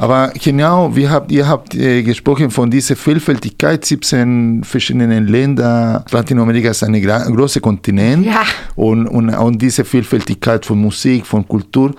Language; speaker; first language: German; non-native, fluent; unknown